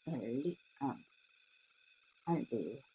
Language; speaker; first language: French; non-native, learner; Japanese